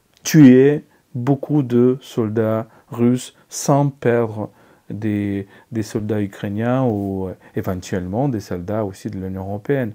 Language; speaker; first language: French; non-native, fluent; Ukrainian